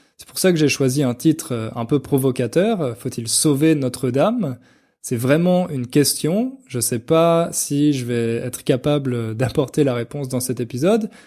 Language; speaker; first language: French; native; French